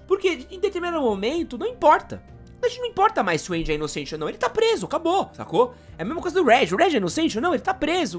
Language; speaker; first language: Portuguese; native; Portuguese